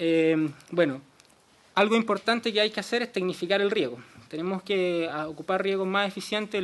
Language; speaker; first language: Spanish; native; Spanish